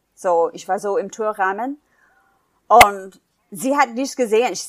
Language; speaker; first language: German; non-native, fluent; English